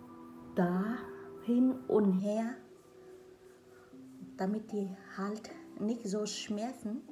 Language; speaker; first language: German; non-native, learner; Vietnamese